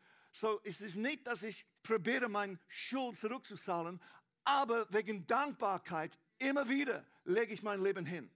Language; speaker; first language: German; non-native, learner; English